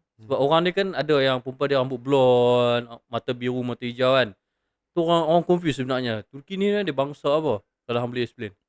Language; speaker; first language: Malay; native; Malay